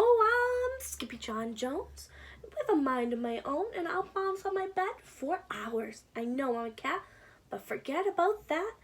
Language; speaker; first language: English; native; English